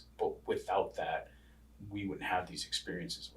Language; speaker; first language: English; native; English